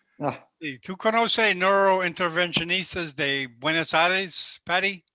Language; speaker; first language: Spanish; non-native, learner; English